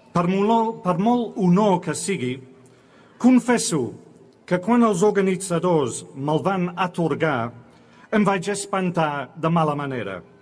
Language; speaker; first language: Catalan; non-native, fluent; English